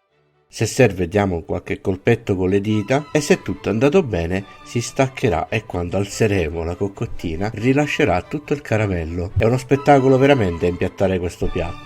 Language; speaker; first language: Italian; native; Italian